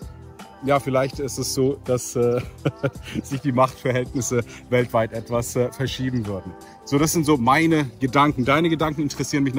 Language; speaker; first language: German; native; German